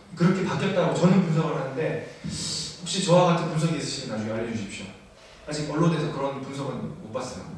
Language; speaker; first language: Korean; native; Korean